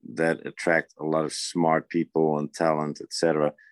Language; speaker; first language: English; non-native, fluent; Dutch